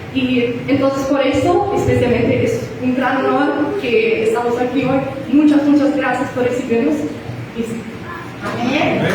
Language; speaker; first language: Spanish; non-native, fluent; German